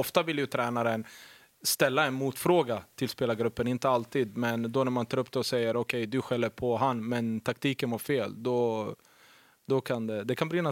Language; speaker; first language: Swedish; native; Swedish